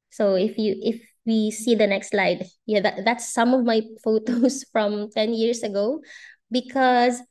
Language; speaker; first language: English; non-native, local second language; Bikol